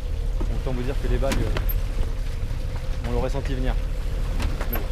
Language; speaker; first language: French; native; French